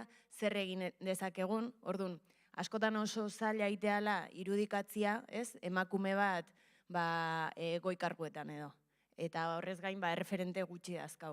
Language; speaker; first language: Basque; native; Basque